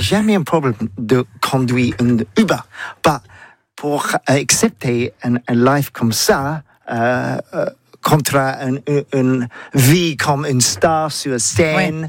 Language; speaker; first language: French; non-native, learner; English